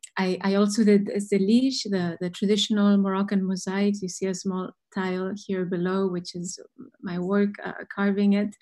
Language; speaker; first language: English; non-native, fluent; Spanish